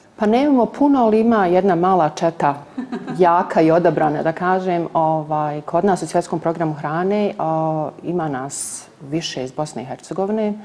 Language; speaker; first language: Serbian; native; Serbian